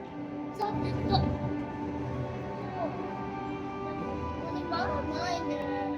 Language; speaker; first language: Japanese; native; Japanese